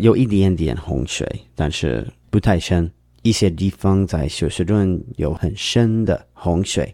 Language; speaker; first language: Chinese; non-native, learner; English